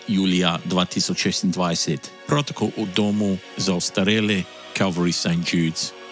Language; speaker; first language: Slovenian; early bilingual, heritage; Slovenian